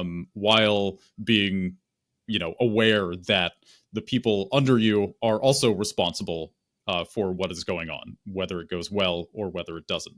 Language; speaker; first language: English; native; English